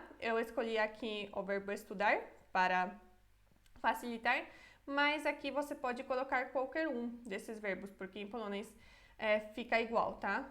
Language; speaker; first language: Portuguese; non-native, fluent; Polish